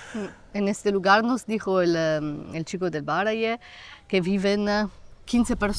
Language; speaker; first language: Spanish; non-native, fluent; Italian